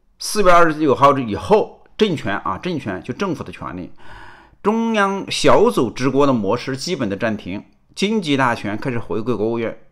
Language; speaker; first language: Chinese; native; Chinese